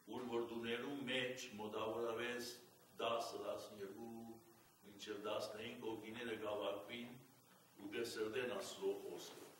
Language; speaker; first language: Armenian; early bilingual, heritage; Armenian